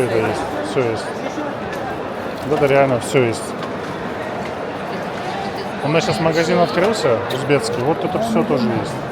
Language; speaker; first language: Russian; native; Russian